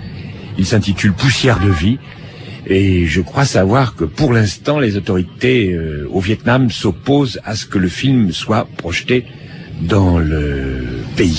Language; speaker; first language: French; native; French